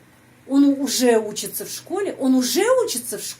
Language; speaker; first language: Russian; non-native, fluent; Indonesian